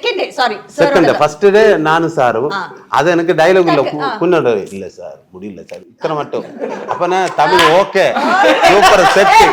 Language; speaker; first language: Tamil; non-native, learner; Malayalam